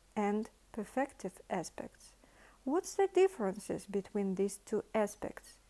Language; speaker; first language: English; non-native, fluent; Russian